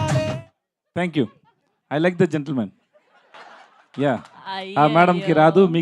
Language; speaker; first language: Telugu; non-native, learner; Tamil